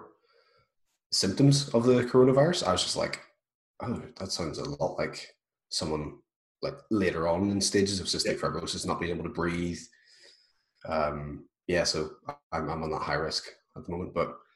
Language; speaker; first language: English; native; English